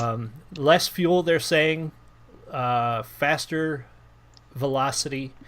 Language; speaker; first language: English; native; English